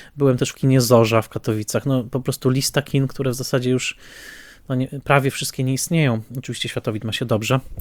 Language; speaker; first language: Polish; native; Polish